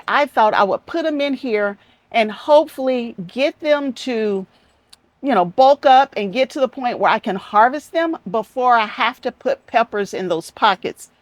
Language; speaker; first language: English; native; English